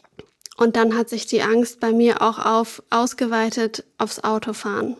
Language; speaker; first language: German; native; German